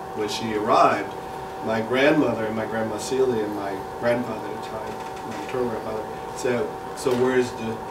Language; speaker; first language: English; native; English